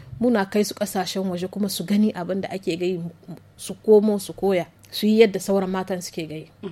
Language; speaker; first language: Hausa; native; Hausa